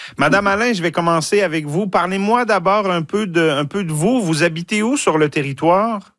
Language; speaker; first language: French; native; French